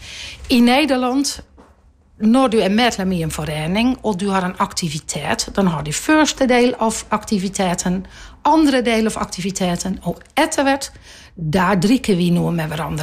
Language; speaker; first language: Norwegian; non-native, fluent; Dutch